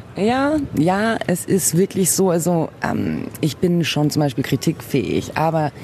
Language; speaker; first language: German; early bilingual, other home language; Portuguese